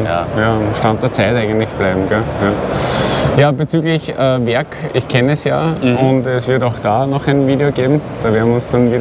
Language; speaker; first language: German; native; German